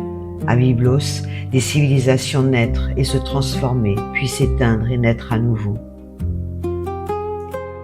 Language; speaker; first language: French; native; French